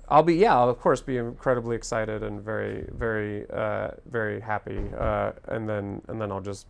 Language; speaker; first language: English; native; English